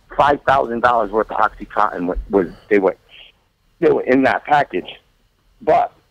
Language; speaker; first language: English; native; English